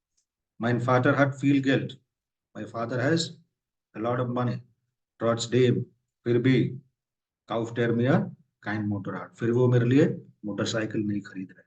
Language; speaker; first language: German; non-native, fluent; Hindi